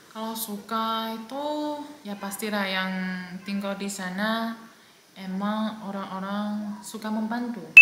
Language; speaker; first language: Indonesian; non-native, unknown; Chinese